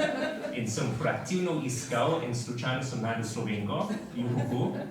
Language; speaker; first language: Slovenian; non-native, fluent; English